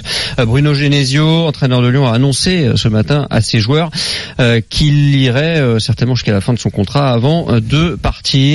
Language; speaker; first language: French; native; French